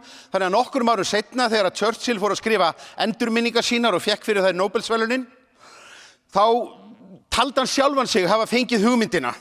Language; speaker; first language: Icelandic; native; Icelandic